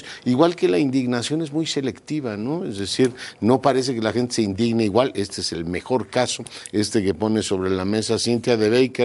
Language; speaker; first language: Spanish; native; Spanish